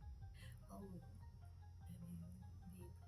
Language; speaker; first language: English; non-native, learner; Portuguese